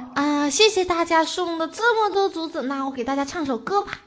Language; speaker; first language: Chinese; native; Chinese